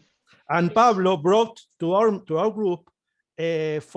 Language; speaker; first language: English; non-native, fluent; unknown